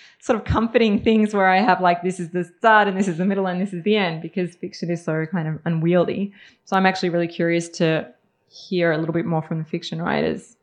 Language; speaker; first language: English; early bilingual, other home language; Serbian